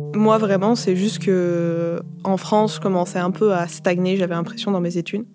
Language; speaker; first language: French; native; French